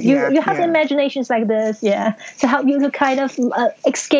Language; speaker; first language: English; non-native, local second language; Cantonese